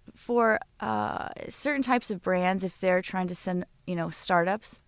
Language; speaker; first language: English; native; English